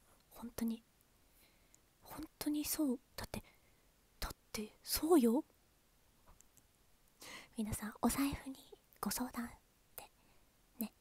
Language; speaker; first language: Japanese; native; Japanese